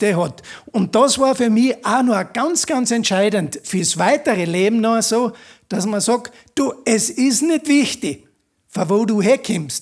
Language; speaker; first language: German; native; German